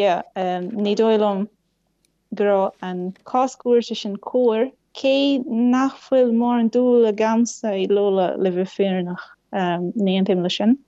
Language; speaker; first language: Irish; non-native, fluent; Portuguese